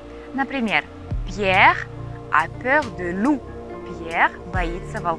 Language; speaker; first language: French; non-native, fluent; Russian